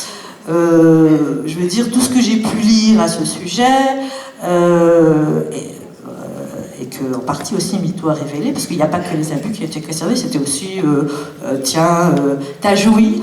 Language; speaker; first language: French; native; French